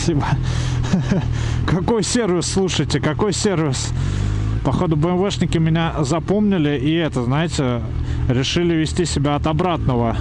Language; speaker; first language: Russian; native; Russian